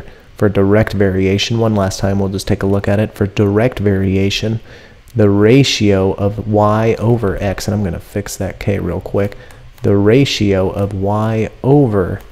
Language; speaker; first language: English; native; English